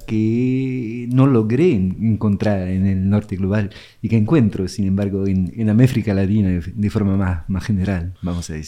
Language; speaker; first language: Spanish; non-native, fluent; French